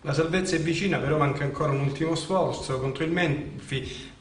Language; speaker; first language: Italian; native; Italian